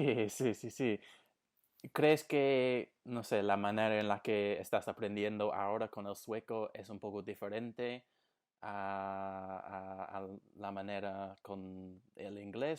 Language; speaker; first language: Spanish; non-native, fluent; English